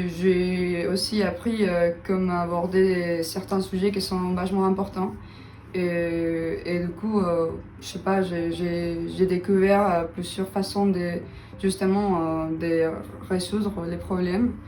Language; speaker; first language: French; non-native, fluent; Spanish